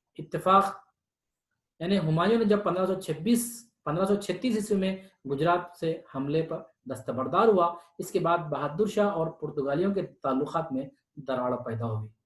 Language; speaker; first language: Urdu; native; Urdu